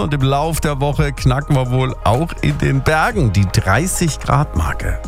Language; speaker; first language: German; native; German